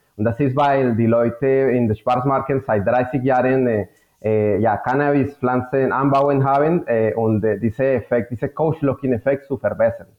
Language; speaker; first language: German; non-native, fluent; Spanish